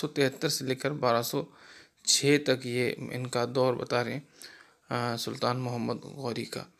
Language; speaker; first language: Urdu; non-native, local second language; Sindhi